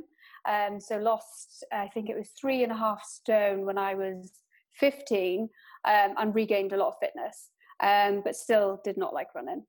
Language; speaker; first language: English; native; English